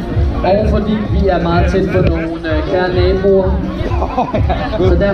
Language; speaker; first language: Danish; native; Danish